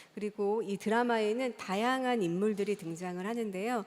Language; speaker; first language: Korean; native; Korean